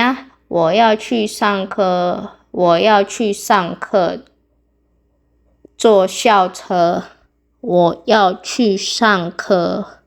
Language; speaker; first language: Chinese; non-native, fluent; Indonesian